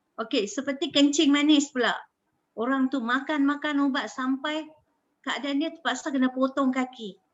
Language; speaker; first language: Malay; native; Malay